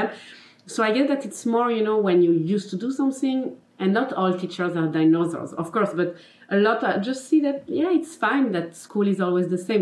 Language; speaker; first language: English; non-native, fluent; French